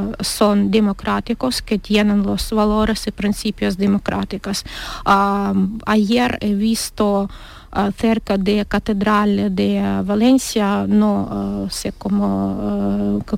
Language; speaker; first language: Spanish; non-native, learner; Ukrainian